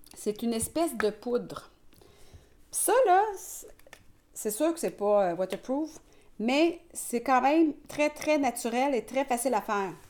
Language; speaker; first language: French; native; French